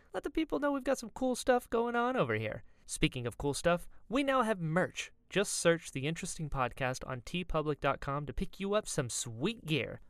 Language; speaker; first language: English; native; English